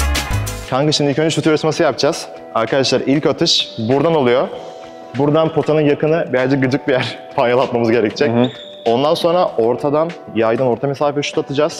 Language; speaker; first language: Turkish; native; Turkish